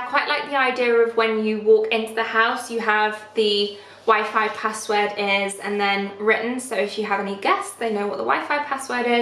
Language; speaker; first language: English; native; English